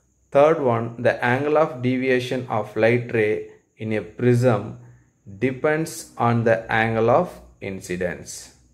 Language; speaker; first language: English; non-native, local second language; Tamil